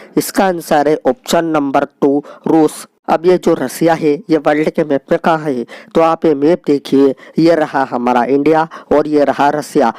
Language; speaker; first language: Hindi; native; Hindi